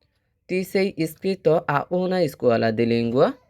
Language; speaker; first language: Italian; non-native, fluent; Bangla